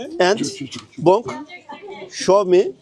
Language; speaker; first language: English; non-native, learner; Turkish